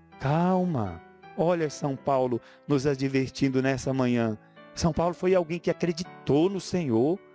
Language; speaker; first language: Portuguese; native; Portuguese